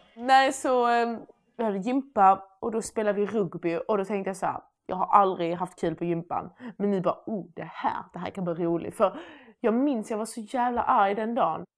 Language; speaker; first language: Swedish; early bilingual, other home language; Persian